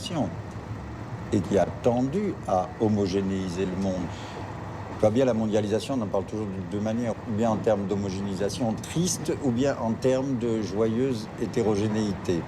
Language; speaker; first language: French; native; French